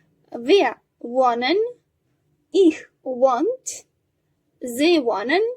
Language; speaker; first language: German; non-native, learner; Georgian